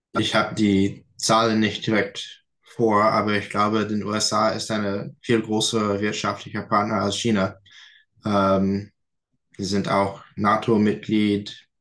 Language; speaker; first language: German; non-native, fluent; English